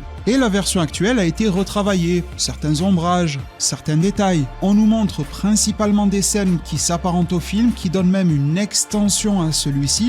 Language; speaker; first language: French; native; French